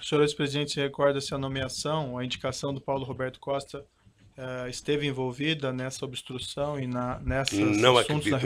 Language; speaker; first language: Portuguese; native; Portuguese